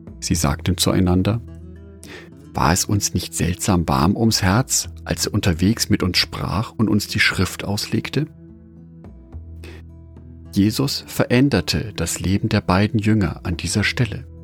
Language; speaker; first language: German; native; German